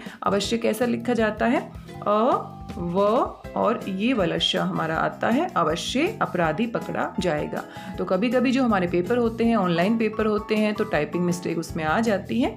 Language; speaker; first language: Hindi; native; Hindi